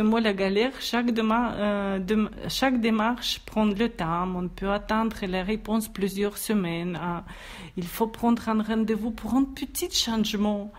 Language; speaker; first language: French; non-native, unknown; Russian